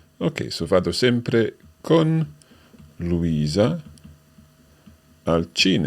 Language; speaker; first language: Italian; non-native, fluent; English